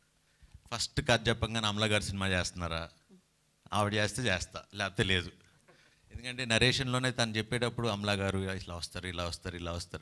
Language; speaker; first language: Telugu; native; Telugu